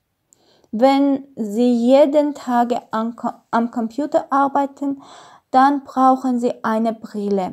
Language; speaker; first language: German; non-native, learner; Armenian